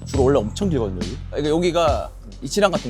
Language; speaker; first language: Korean; native; Korean